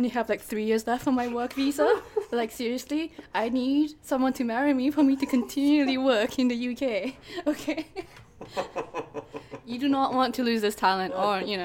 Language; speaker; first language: English; non-native, local second language; Malay